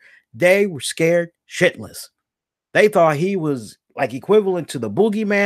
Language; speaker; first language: English; native; English